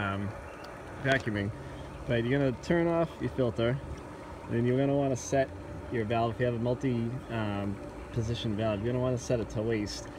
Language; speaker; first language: English; native; English